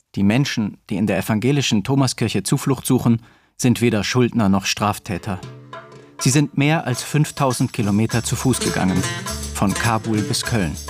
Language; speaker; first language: German; native; German